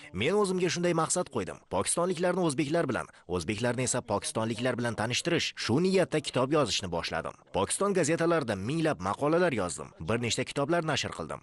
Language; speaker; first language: Uzbek; non-native, fluent; Urdu